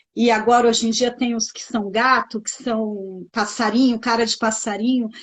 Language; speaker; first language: Portuguese; native; Portuguese